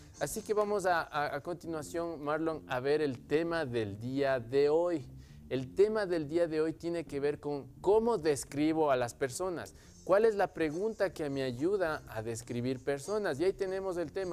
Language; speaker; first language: Spanish; native; Spanish